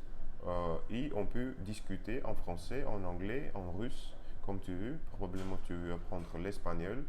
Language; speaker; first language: French; non-native, learner; Russian